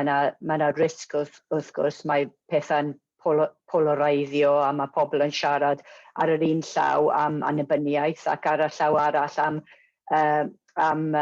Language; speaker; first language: Welsh; non-native, local second language; English